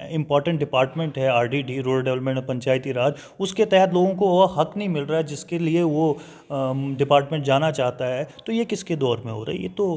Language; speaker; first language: Hindi; non-native, local second language; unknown